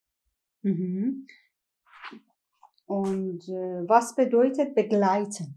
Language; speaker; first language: German; non-native, learner; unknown